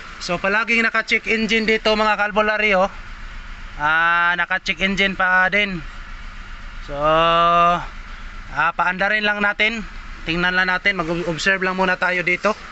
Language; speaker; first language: Filipino; non-native, local second language; Cebuano